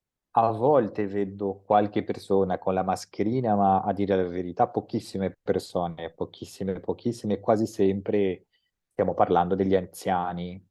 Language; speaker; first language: Italian; non-native, fluent; Portuguese